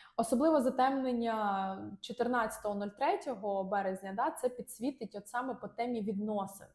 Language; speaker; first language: Ukrainian; non-native, local second language; Russian